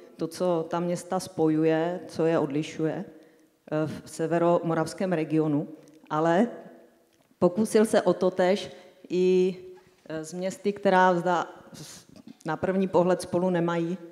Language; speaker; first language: Czech; native; Czech